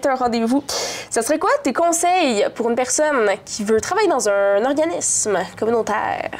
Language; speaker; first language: French; native; French